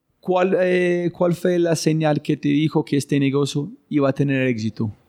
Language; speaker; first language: Spanish; non-native, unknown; English